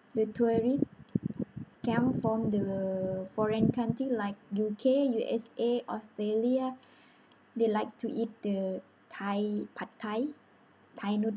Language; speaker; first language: English; non-native, learner; Thai